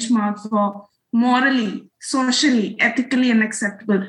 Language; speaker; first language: English; non-native, local second language; Bangla